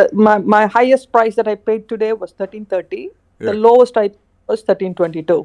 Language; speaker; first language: English; non-native, fluent; Khmer